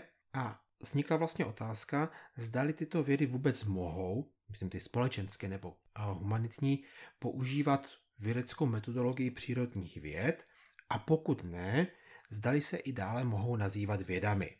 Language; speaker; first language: Czech; native; Czech